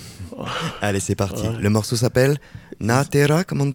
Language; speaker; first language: French; native; French